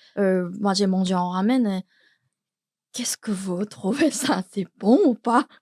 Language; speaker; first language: French; non-native, learner; Korean